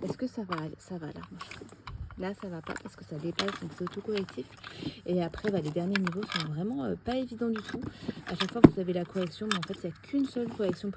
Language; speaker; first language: French; native; French